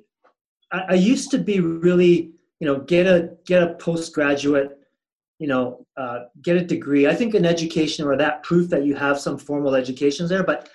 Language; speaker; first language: English; native; English